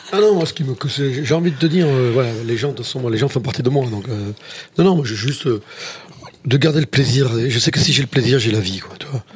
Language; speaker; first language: French; native; French